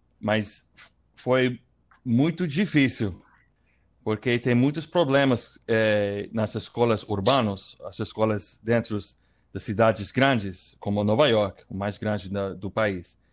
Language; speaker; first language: Portuguese; non-native, learner; English